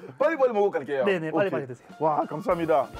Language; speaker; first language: Korean; non-native, fluent; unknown